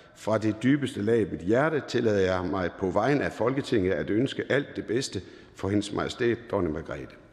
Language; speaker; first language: Danish; native; Danish